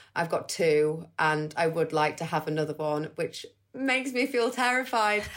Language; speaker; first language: English; native; English